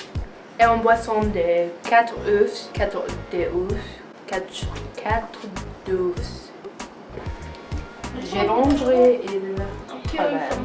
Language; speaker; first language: French; non-native, learner; English